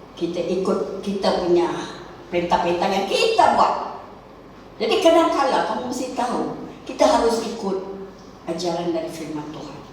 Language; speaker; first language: Malay; non-native, local second language; Chinese